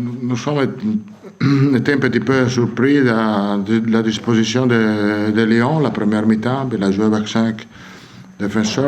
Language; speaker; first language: French; non-native, fluent; Italian